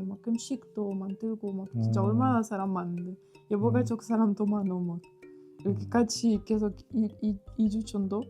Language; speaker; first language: Korean; non-native, fluent; Ukrainian